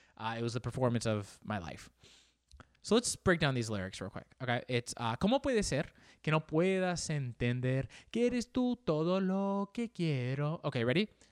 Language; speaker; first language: English; native; English